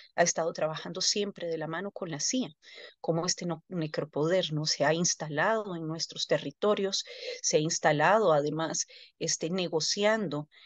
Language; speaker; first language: Spanish; native; Spanish